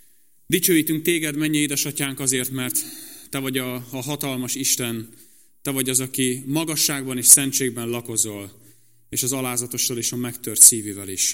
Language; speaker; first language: Hungarian; native; Hungarian